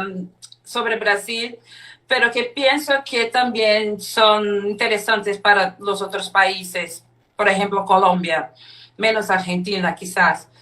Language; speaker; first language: Spanish; non-native, fluent; Portuguese